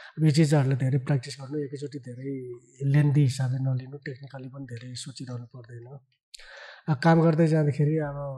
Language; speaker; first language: Nepali; native; Nepali